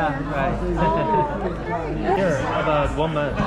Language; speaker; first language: English; non-native, learner; Korean